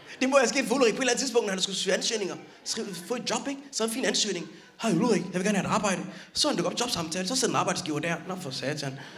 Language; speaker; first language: Danish; early bilingual, other home language; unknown